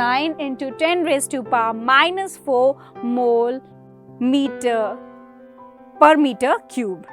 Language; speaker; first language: English; non-native, local second language; Hindi